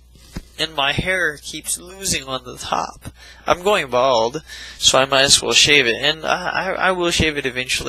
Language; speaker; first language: English; native; English